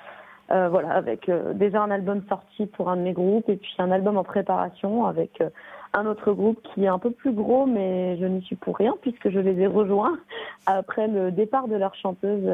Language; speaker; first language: French; native; French